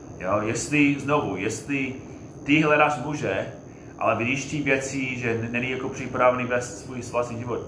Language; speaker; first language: Czech; non-native, fluent; English